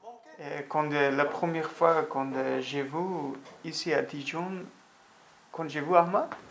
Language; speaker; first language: French; non-native, learner; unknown